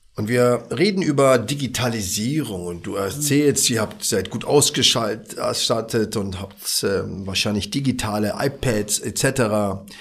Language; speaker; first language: German; early bilingual, other home language; Arabic